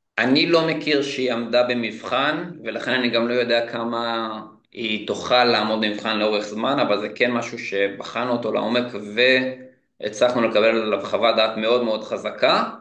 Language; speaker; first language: Hebrew; native; Hebrew